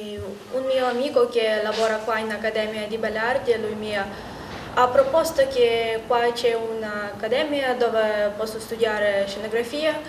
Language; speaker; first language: Italian; non-native, learner; Ukrainian